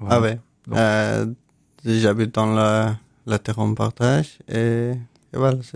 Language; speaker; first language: French; non-native, learner; Persian